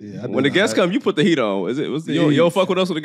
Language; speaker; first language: English; native; English